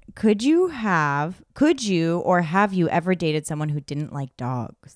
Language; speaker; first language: English; native; English